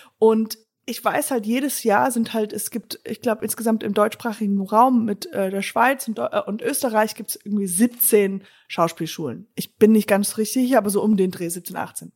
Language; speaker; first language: German; non-native, fluent; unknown